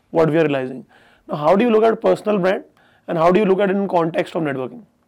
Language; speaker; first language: English; non-native, local second language; Hindi